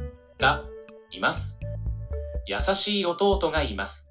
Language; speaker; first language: Japanese; non-native, learner; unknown